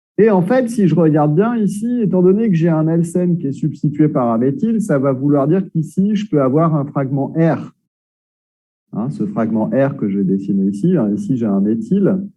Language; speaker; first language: French; native; French